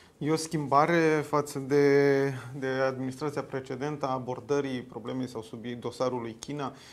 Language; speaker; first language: Romanian; native; Romanian